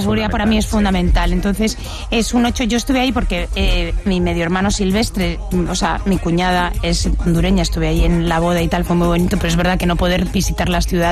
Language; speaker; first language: Spanish; native; Spanish